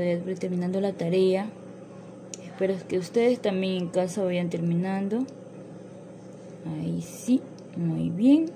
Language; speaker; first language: Spanish; native; Spanish